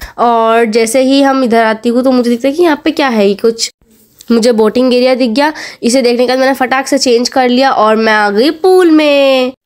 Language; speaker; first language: Hindi; native; Hindi